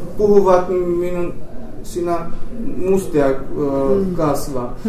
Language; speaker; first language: Finnish; non-native, learner; Armenian